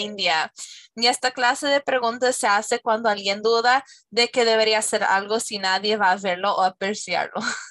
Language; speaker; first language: Spanish; non-native, fluent; English